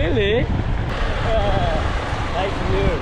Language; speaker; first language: English; non-native, learner; Korean